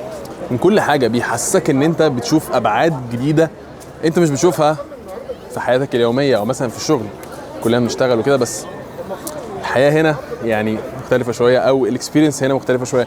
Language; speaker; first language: Arabic; native; Arabic